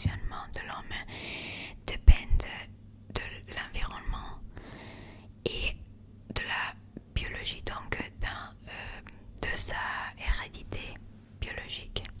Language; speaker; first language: French; non-native, learner; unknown